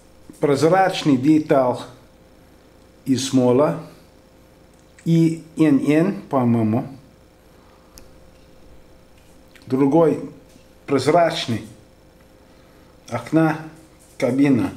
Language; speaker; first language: Russian; non-native, learner; English